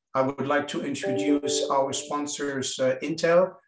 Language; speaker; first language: English; non-native, fluent; German